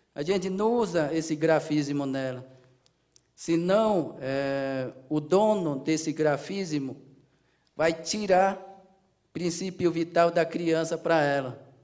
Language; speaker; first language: Portuguese; non-native, local second language; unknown